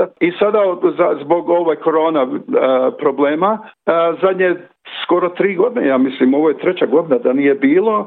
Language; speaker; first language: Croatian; early bilingual, other home language; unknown